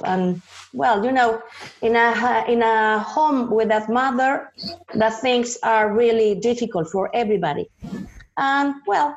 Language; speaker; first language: English; non-native, learner; Spanish